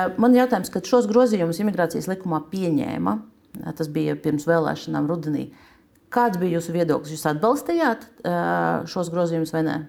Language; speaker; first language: Latvian; non-native, local second language; Russian